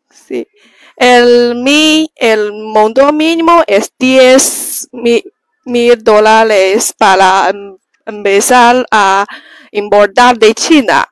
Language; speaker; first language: Spanish; non-native, learner; Chinese